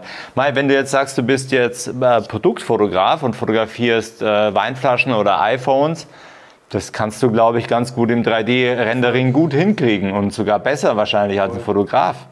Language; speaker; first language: German; native; German